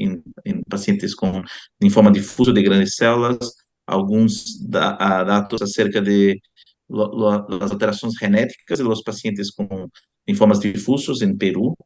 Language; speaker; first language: Spanish; non-native, fluent; Portuguese